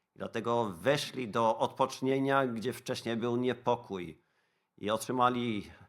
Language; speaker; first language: Polish; non-native, fluent; Dutch